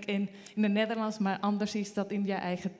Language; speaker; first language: Dutch; non-native, learner; Spanish